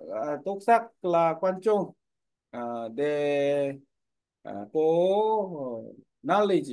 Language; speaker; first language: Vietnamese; non-native, learner; Korean